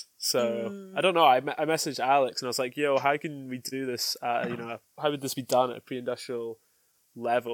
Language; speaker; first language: English; native; English